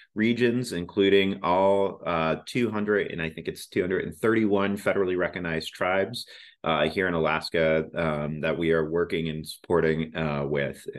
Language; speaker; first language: English; native; English